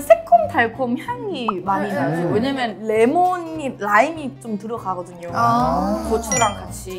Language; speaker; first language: Korean; non-native, fluent; Thai